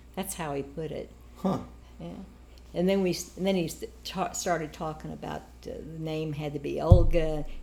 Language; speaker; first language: English; native; English